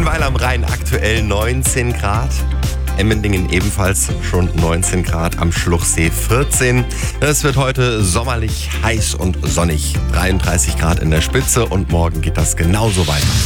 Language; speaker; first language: German; native; German